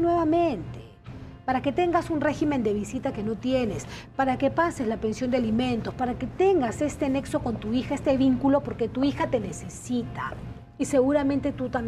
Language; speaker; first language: Spanish; native; Spanish